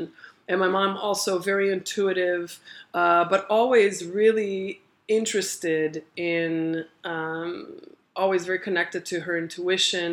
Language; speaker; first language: English; early bilingual, other home language; Portuguese